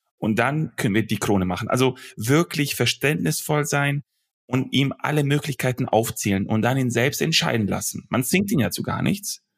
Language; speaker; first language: German; early bilingual, other home language; Serbian